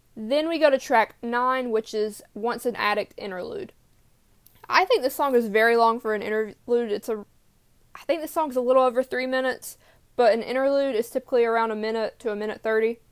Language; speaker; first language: English; native; English